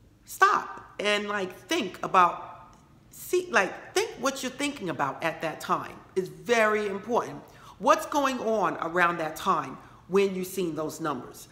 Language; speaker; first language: English; native; English